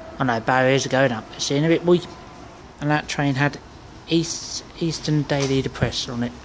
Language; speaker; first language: English; native; English